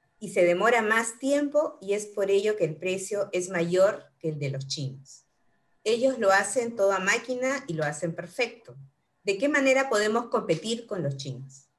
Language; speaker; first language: Spanish; native; Spanish